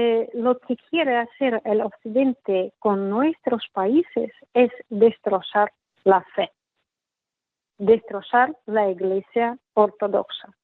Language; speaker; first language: Spanish; non-native, fluent; Russian